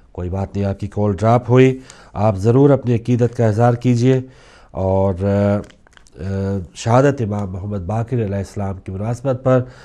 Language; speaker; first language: Urdu; native; Urdu